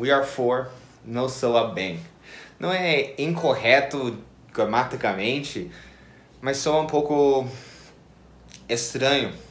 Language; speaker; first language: Portuguese; non-native, fluent; English